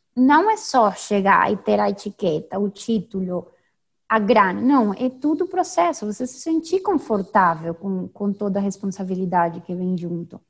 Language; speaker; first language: Portuguese; non-native, fluent; Spanish